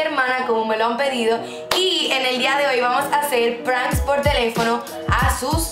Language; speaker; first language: Spanish; native; Spanish